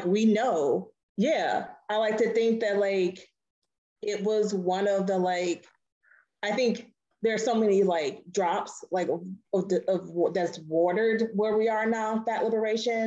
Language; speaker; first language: English; native; English